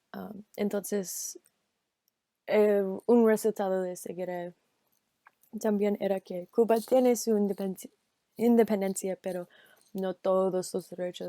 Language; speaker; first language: Spanish; non-native, learner; English